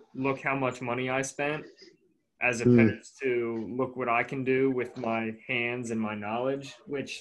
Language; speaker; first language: English; native; English